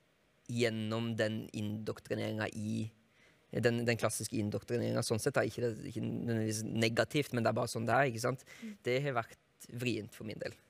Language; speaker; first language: Norwegian; native; Norwegian